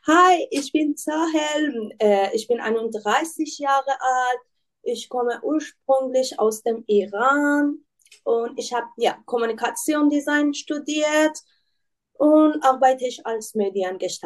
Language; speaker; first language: German; non-native, learner; Persian